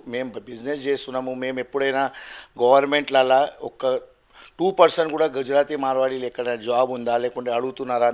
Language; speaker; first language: Telugu; non-native, local second language; Gujarati